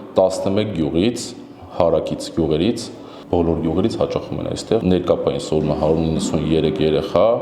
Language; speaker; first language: Armenian; native; Armenian